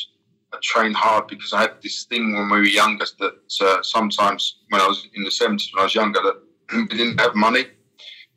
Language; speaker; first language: English; native; English